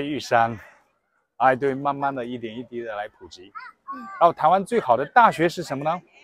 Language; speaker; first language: Chinese; native; Chinese